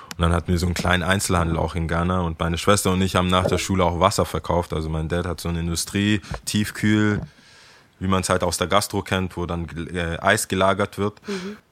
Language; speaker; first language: German; early bilingual, other home language; Akan